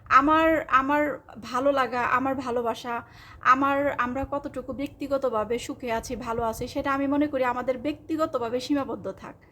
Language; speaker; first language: Bangla; native; Bangla